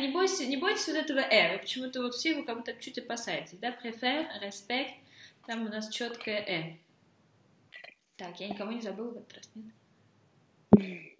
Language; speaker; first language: Russian; native; Russian